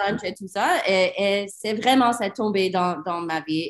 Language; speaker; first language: French; non-native, learner; English